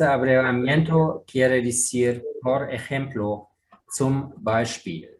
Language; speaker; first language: Spanish; non-native, fluent; German